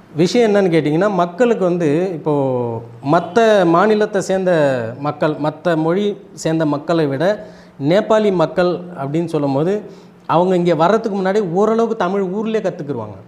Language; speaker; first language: Tamil; early bilingual, other home language; Nepali